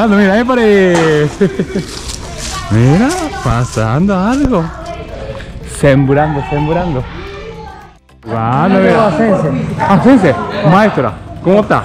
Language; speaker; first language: Spanish; non-native, learner; Japanese